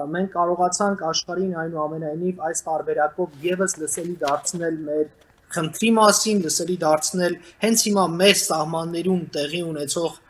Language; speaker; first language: Armenian; native; Armenian